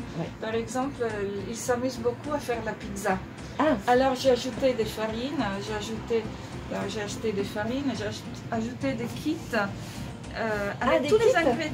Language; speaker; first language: French; non-native, fluent; Italian